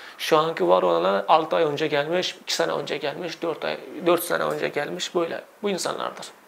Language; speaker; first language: Turkish; non-native, fluent; Uzbek